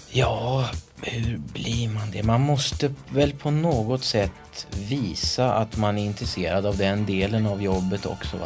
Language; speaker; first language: Swedish; native; Swedish